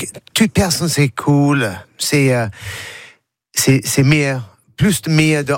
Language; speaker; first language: French; non-native, learner; English